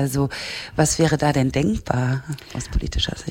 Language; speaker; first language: German; native; German